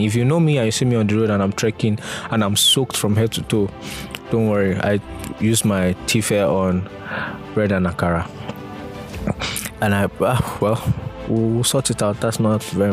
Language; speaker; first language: English; non-native, local second language; Yoruba